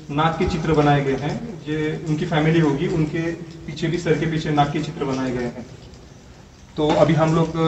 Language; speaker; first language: Hindi; non-native, local second language; Marathi